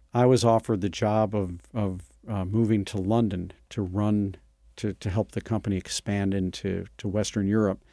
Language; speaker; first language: English; native; English